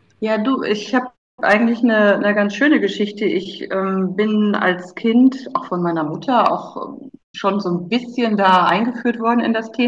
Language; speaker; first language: German; native; German